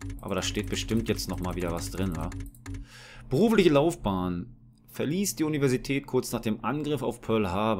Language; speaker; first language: German; native; German